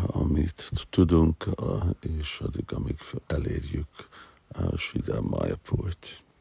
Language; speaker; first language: Hungarian; early bilingual, heritage; Hungarian